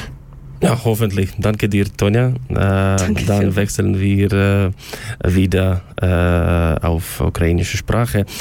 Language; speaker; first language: German; non-native, fluent; Ukrainian